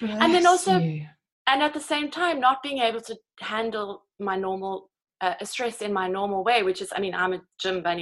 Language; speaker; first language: English; native; English